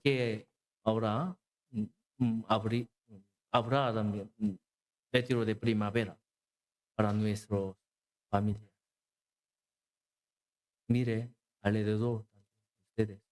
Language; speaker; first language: Spanish; non-native, learner; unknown